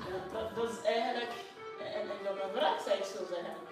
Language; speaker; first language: Dutch; non-native, fluent; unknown